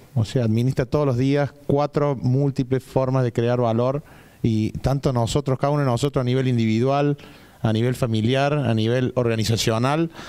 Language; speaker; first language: Spanish; native; Spanish